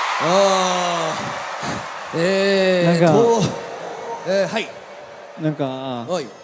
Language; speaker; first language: Japanese; native; Japanese